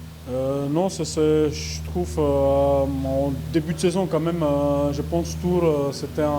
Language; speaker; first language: French; non-native, fluent; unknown